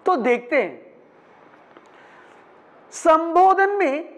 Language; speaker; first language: Hindi; non-native, local second language; Malayalam